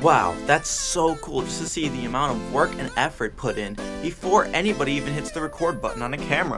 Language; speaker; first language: English; native; English